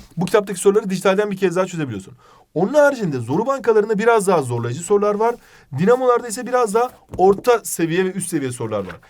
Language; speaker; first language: Turkish; native; Turkish